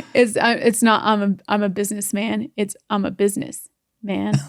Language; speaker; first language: English; native; English